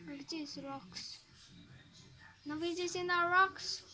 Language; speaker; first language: Polish; early bilingual, heritage; Polish